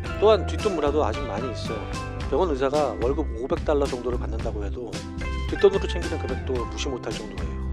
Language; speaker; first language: Korean; native; Korean